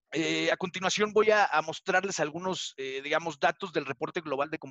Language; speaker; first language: Spanish; native; Spanish